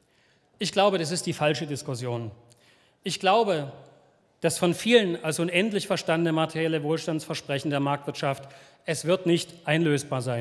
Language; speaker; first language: German; native; German